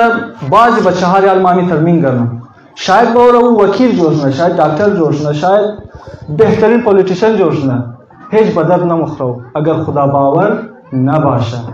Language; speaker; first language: Persian; native; Persian